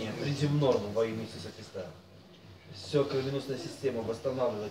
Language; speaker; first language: Russian; native; Russian